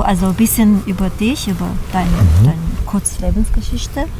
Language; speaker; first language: German; non-native, fluent; Armenian